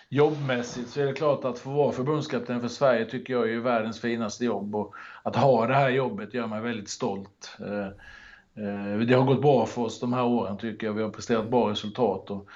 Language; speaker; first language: Swedish; native; Swedish